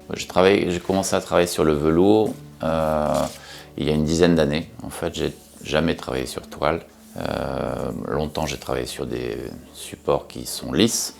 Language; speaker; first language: French; native; French